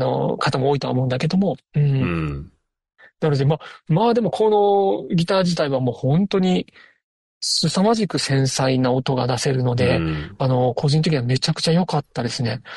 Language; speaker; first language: Japanese; native; Japanese